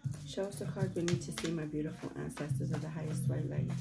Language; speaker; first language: English; native; English